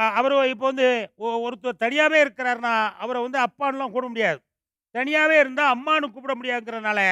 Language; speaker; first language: Tamil; native; Tamil